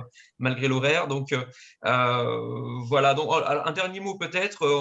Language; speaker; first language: French; native; French